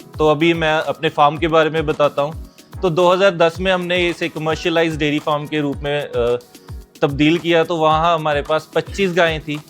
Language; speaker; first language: Hindi; non-native, local second language; Punjabi